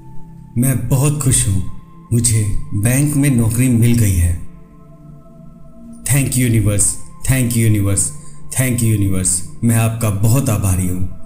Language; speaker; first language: Hindi; native; Hindi